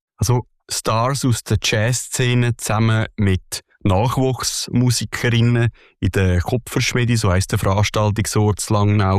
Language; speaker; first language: German; native; German